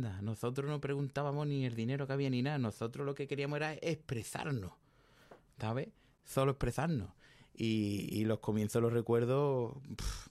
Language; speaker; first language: Spanish; native; Spanish